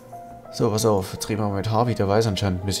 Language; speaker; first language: German; native; German